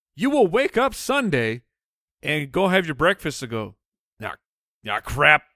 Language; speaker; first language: English; native; English